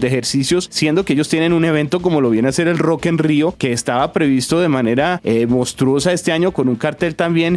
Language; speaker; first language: Spanish; native; Spanish